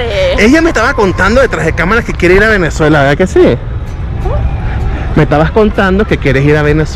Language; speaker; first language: Spanish; native; Spanish